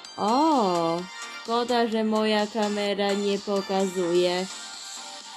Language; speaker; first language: Polish; early bilingual, heritage; Polish